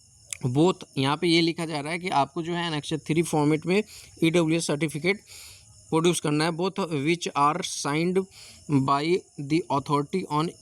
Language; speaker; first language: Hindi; native; Hindi